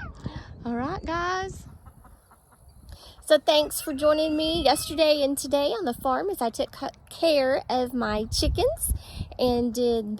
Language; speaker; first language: English; native; English